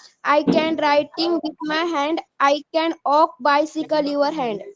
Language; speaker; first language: English; non-native, learner; Marathi